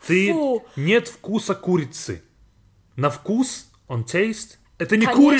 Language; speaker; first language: Russian; non-native, fluent; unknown